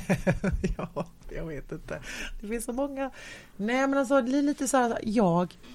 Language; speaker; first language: Swedish; native; Swedish